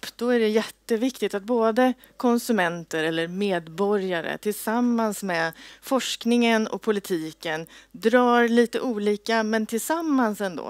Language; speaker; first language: Swedish; native; Swedish